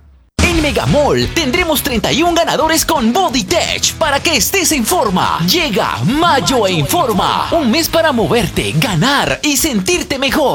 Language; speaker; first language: Spanish; native; Spanish